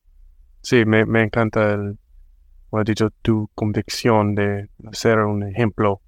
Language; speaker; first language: Spanish; non-native, fluent; English